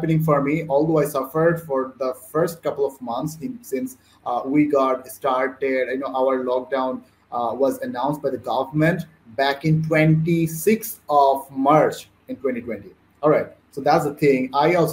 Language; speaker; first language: English; non-native, local second language; Bangla